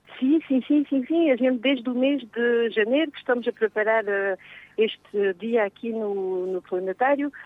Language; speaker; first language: Portuguese; native; Portuguese